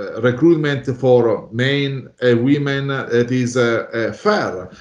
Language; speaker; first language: English; non-native, fluent; Italian